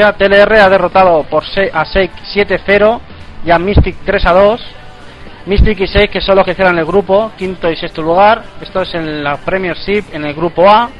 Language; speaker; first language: Spanish; native; Spanish